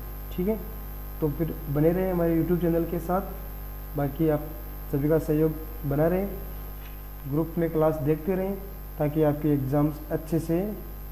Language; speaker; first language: Hindi; native; Hindi